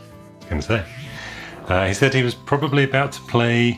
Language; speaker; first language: English; native; English